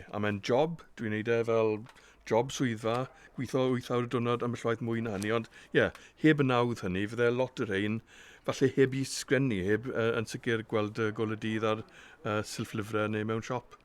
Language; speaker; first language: Welsh; native; Welsh